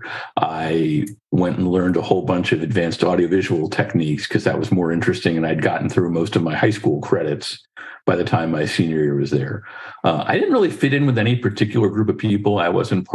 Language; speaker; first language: English; native; English